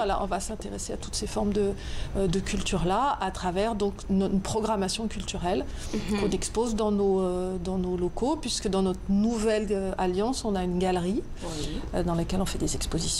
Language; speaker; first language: French; native; French